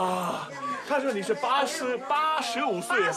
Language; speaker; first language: Chinese; non-native, learner; Korean